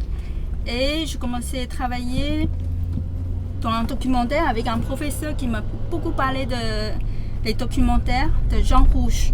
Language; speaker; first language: French; non-native, fluent; Chinese